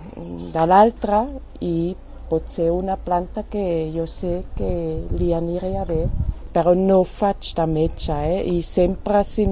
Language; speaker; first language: Catalan; non-native, fluent; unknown